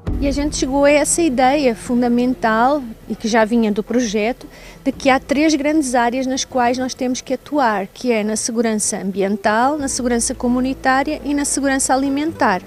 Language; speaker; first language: Portuguese; native; Portuguese